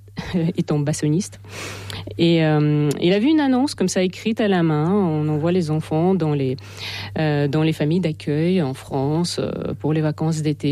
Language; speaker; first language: French; non-native, fluent; Russian